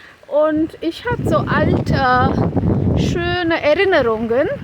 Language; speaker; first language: German; non-native, fluent; Konkani